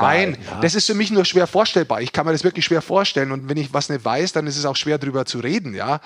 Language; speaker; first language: German; native; German